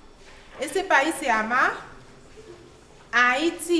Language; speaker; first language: Spanish; non-native, learner; Haitian Creole